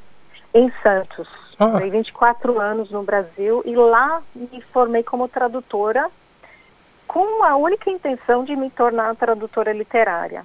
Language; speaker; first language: Portuguese; non-native, fluent; English